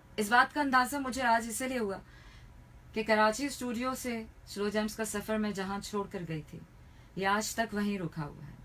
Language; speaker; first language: Urdu; native; Urdu